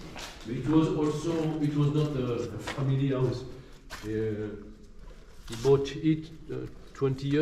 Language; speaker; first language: English; non-native, learner; French